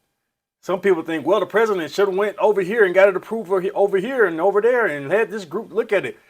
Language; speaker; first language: English; native; English